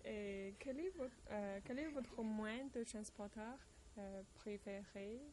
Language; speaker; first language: French; non-native, learner; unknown